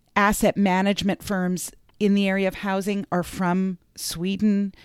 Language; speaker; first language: English; native; English